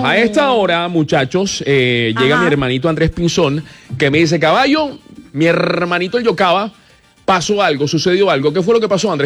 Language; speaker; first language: Spanish; native; Spanish